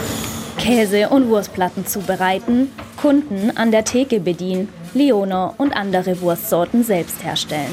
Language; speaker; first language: German; native; German